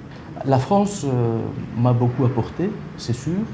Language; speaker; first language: French; non-native, fluent; Greek